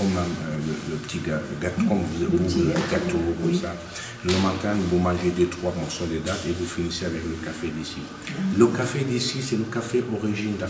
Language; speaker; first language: French; non-native, fluent; Arabic